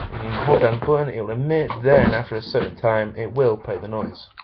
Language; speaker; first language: English; native; English